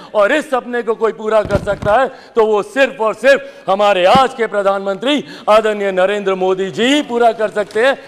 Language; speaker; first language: Hindi; native; Hindi